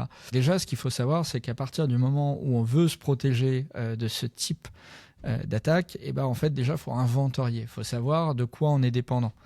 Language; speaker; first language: French; native; French